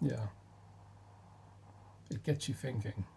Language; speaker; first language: English; native; English